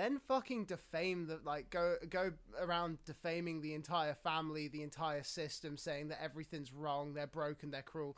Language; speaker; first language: English; native; English